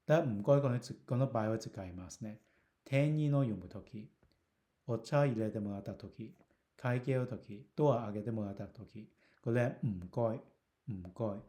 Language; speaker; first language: Japanese; non-native, fluent; Cantonese